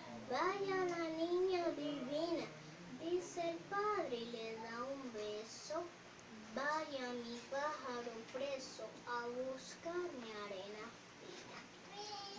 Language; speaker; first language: Spanish; native; Spanish